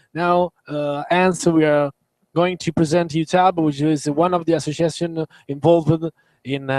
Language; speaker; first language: English; non-native, learner; Italian